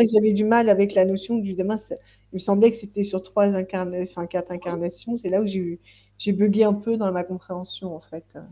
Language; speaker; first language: French; native; French